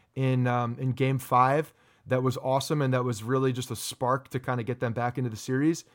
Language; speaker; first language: English; native; English